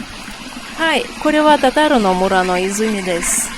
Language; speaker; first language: Japanese; non-native, fluent; Tatar